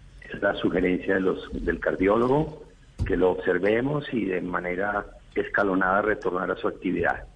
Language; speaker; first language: Spanish; native; Spanish